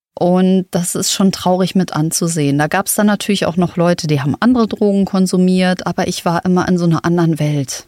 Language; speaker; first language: German; native; German